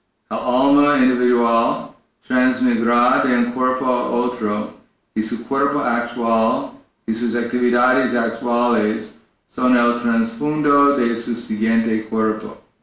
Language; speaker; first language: Spanish; non-native, learner; English